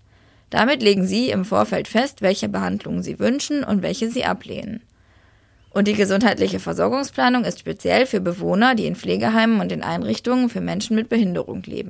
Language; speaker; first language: German; native; German